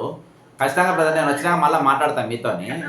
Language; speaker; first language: Telugu; native; Telugu